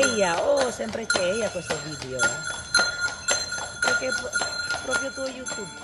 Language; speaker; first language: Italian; non-native, learner; Indonesian